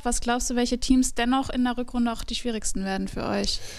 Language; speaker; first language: German; native; German